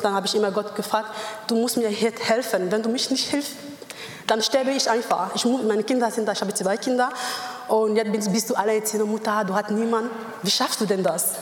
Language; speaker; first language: German; non-native, learner; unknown